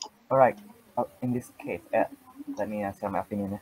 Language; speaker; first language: English; non-native, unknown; Indonesian